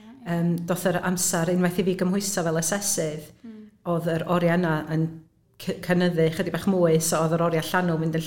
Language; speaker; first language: Welsh; native; Welsh